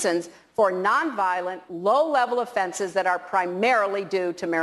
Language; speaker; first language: English; native; English